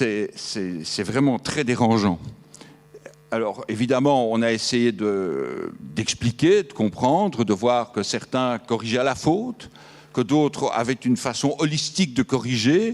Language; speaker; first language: French; native; French